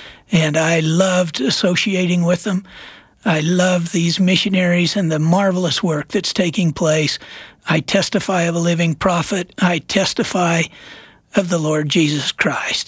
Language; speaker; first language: English; native; English